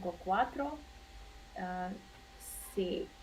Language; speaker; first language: Spanish; non-native, learner; Russian